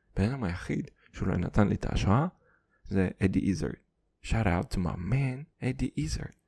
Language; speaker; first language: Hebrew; non-native, fluent; Russian